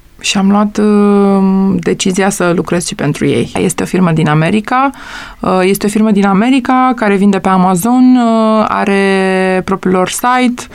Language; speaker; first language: Romanian; native; Romanian